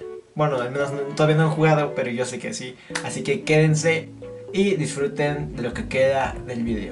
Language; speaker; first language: Spanish; native; Spanish